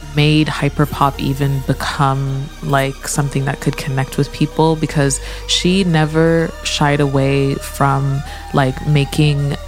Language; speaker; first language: English; native; English